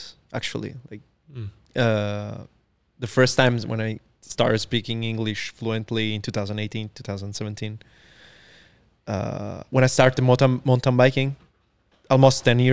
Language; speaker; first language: English; non-native, fluent; Italian